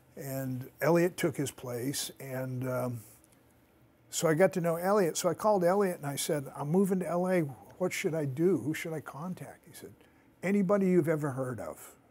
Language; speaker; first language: English; native; English